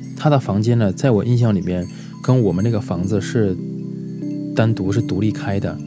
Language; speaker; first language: Chinese; native; Chinese